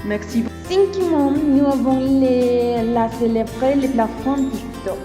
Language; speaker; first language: French; non-native, learner; Spanish